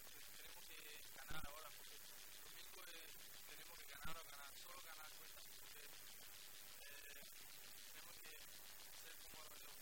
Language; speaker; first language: Spanish; non-native, learner; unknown